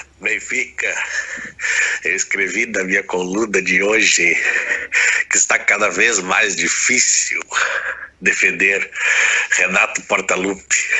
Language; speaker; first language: Portuguese; native; Portuguese